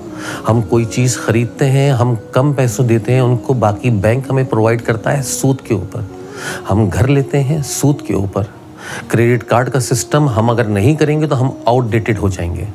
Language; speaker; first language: Urdu; native; Urdu